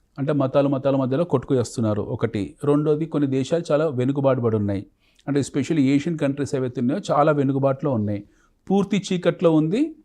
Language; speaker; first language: Telugu; native; Telugu